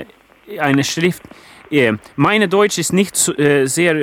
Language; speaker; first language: German; non-native, learner; Swedish